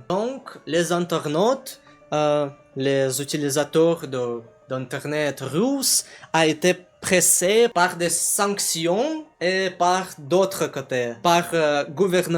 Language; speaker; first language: French; non-native, learner; Russian